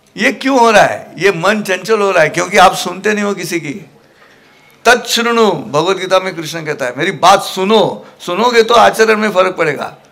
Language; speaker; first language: Hindi; non-native, local second language; Marathi